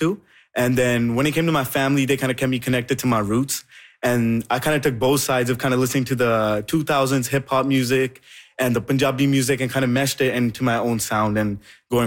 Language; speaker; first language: English; native; English